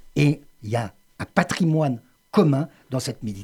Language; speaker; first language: French; native; French